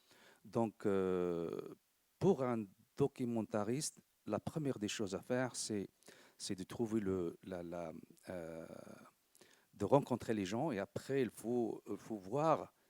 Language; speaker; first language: French; non-native, local second language; Arabic